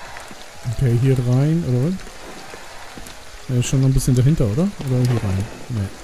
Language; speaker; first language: German; native; German